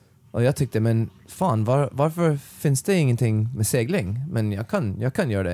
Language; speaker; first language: Swedish; non-native, learner; English